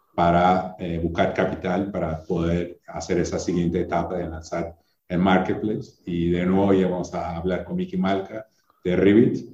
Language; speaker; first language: Spanish; non-native, fluent; English